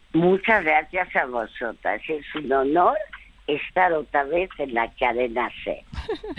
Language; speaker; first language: Spanish; early bilingual, other home language; French